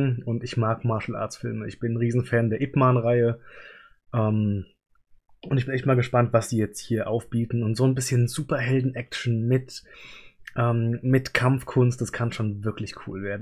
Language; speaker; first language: German; native; German